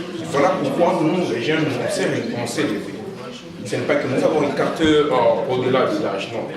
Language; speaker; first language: French; non-native, local second language; Lingala